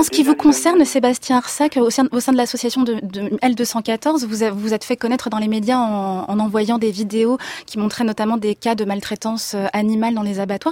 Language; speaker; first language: French; native; French